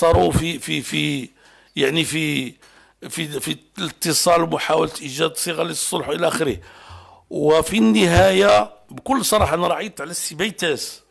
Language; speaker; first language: Arabic; native; Arabic